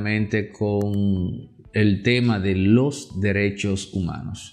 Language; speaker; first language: Spanish; native; Spanish